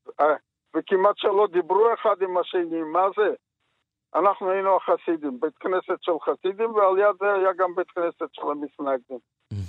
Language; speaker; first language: Hebrew; non-native, fluent; Yiddish